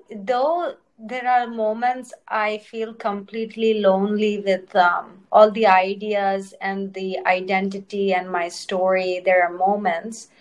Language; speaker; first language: English; non-native, local second language; Telugu